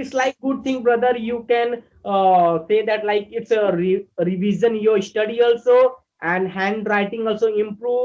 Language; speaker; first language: English; non-native, learner; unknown